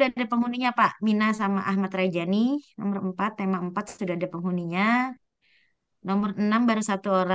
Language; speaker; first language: Indonesian; native; Indonesian